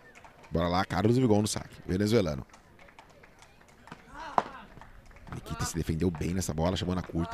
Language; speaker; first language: Portuguese; native; Portuguese